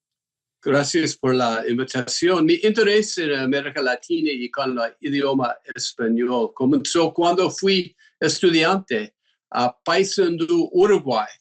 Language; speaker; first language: Spanish; non-native, fluent; English